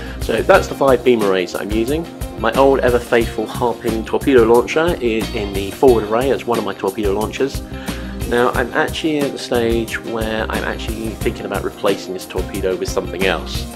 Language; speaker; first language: English; native; English